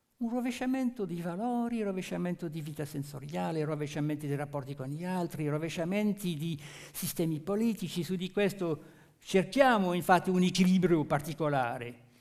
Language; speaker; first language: Italian; non-native, fluent; French